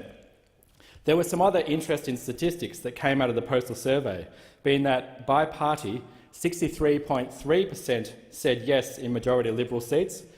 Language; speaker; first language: English; native; English